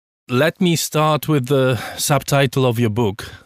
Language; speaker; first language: English; non-native, fluent; Polish